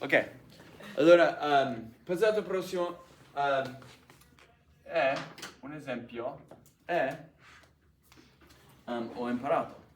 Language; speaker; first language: Italian; non-native, fluent; English